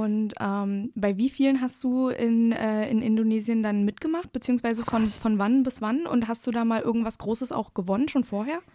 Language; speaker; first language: German; native; German